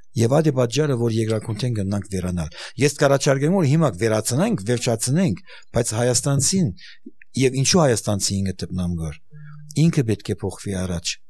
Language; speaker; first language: Armenian; early bilingual, heritage; Armenian